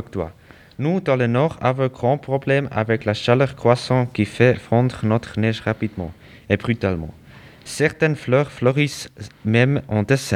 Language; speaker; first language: French; non-native, learner; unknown